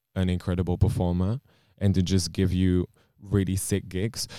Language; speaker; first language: English; non-native, fluent; Romanian